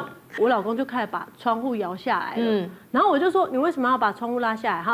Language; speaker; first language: Chinese; native; Chinese